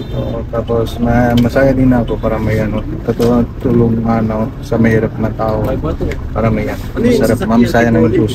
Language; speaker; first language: Filipino; non-native, learner; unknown